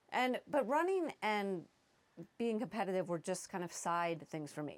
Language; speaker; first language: English; native; English